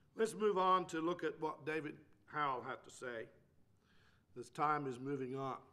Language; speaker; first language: English; native; English